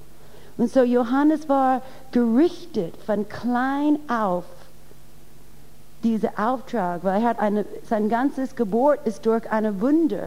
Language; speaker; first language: German; non-native, fluent; English